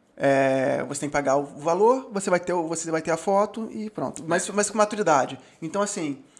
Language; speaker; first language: Portuguese; native; Portuguese